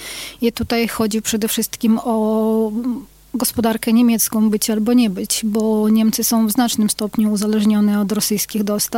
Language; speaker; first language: Polish; non-native, fluent; Ukrainian